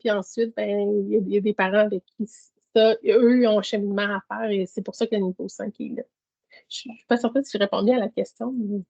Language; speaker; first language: French; native; French